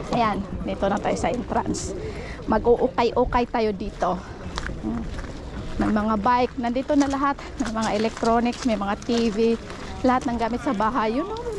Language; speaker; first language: Filipino; native; Filipino